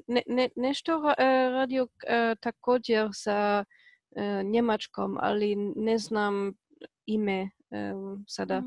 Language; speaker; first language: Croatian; non-native, learner; Polish